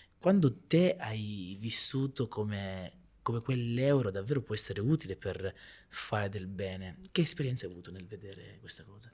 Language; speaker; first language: Italian; native; Italian